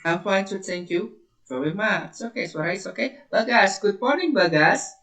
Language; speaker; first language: English; non-native, learner; Indonesian